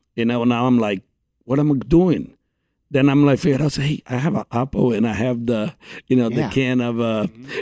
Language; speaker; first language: English; non-native, fluent; Portuguese